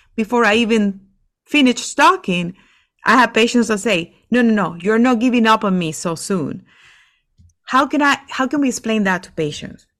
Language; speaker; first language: English; non-native, fluent; Spanish